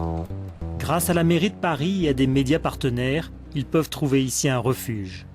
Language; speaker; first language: French; native; French